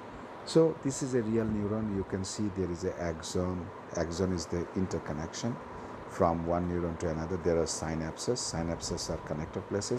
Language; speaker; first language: English; non-native, local second language; Bangla